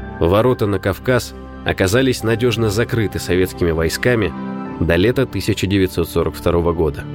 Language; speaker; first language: Russian; native; Russian